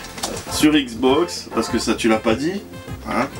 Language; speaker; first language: French; native; French